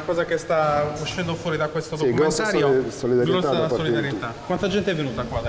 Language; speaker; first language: Italian; native; Italian